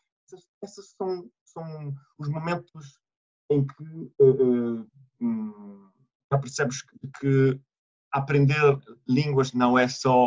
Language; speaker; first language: Portuguese; non-native, fluent; Italian